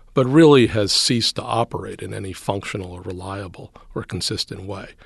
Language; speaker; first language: English; native; English